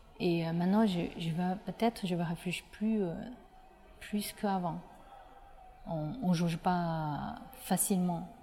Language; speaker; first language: French; non-native, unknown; Chinese